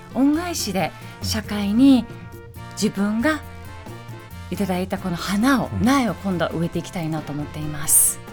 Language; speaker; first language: Japanese; early bilingual, other home language; Persian